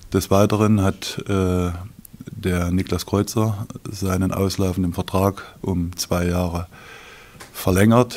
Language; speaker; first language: German; native; German